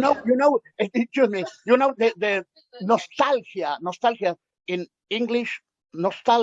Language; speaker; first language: English; non-native, learner; Spanish